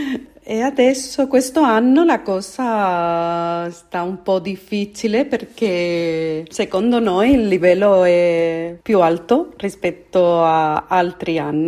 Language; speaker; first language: Italian; non-native, fluent; Spanish